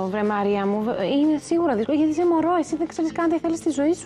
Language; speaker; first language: Greek; native; Greek